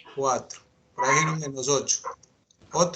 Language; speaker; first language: Spanish; native; Spanish